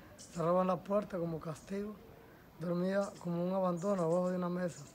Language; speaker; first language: Spanish; native; Spanish